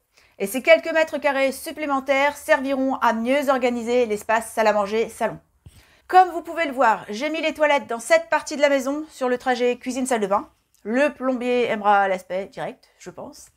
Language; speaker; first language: French; native; French